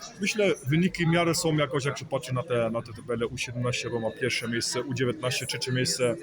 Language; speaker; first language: Polish; early bilingual, heritage; Polish